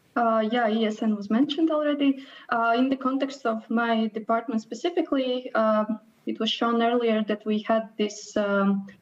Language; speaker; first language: English; non-native, fluent; Latvian